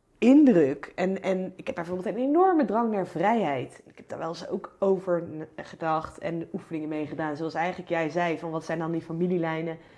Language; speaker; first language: Dutch; native; Dutch